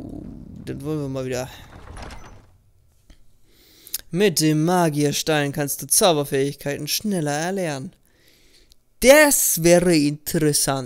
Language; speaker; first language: German; native; German